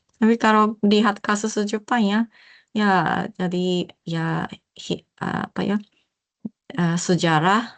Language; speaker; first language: Indonesian; non-native, learner; Japanese